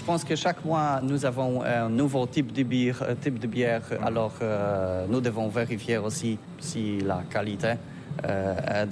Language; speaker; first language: French; non-native, learner; Polish